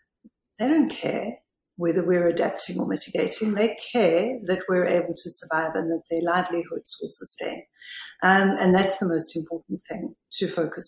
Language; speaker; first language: English; native; English